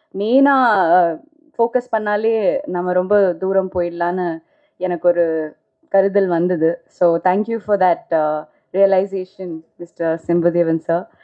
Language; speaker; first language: Tamil; non-native, local second language; Malayalam